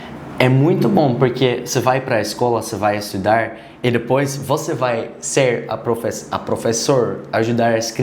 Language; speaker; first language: Portuguese; non-native, learner; Dutch